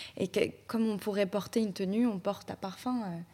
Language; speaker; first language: French; non-native, fluent; Georgian